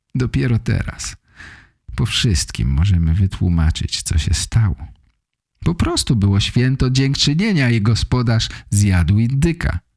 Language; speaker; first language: Polish; native; Polish